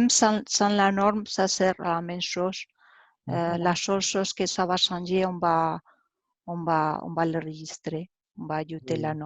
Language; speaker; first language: French; non-native, learner; Spanish